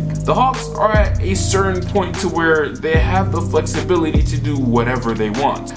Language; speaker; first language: English; native; English